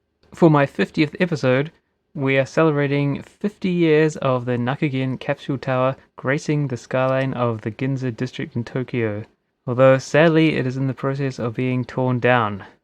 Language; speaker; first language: English; native; English